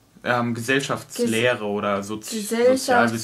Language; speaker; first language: German; native; German